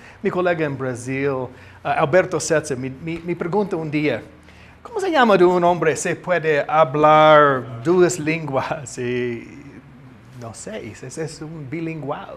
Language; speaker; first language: Spanish; non-native, learner; English